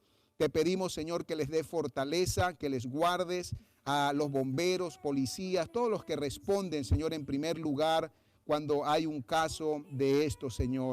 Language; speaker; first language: Spanish; native; Spanish